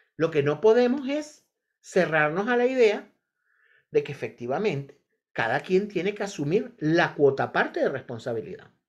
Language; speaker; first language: Spanish; native; Spanish